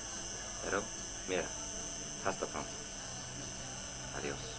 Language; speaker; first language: Spanish; non-native, learner; Swedish